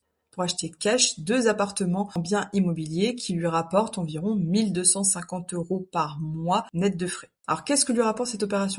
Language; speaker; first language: French; native; French